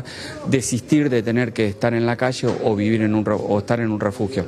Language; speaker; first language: Spanish; native; Spanish